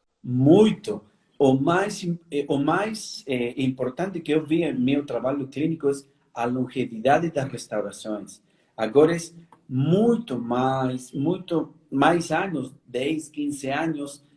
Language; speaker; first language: Portuguese; non-native, fluent; Spanish